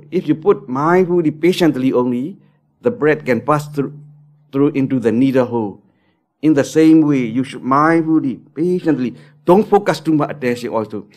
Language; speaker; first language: English; non-native, learner; Burmese